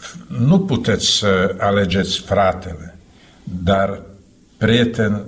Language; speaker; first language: Romanian; non-native, fluent; Slovak